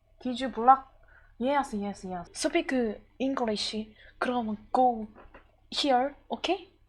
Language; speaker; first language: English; non-native, learner; Korean